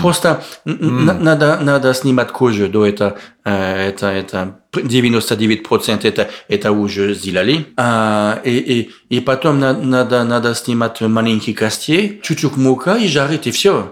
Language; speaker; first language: Russian; non-native, learner; French